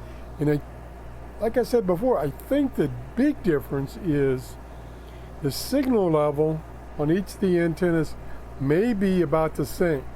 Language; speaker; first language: English; native; English